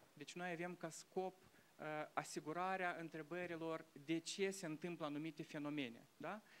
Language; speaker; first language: Romanian; non-native, local second language; Russian